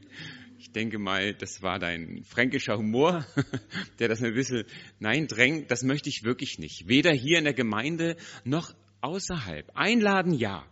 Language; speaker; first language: German; native; German